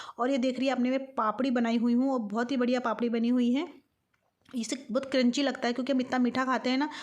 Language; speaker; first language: Hindi; non-native, local second language; Bangla